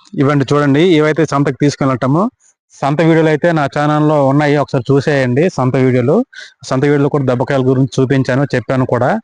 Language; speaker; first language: Telugu; non-native, local second language; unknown